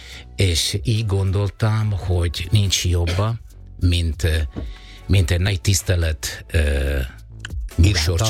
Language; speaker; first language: Hungarian; non-native, fluent; Italian